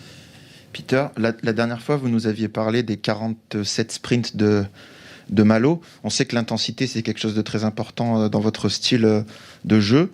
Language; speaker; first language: French; native; French